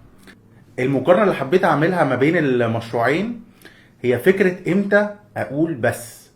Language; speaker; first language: Arabic; native; Arabic